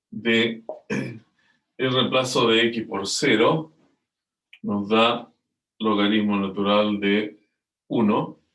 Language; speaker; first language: Spanish; native; Spanish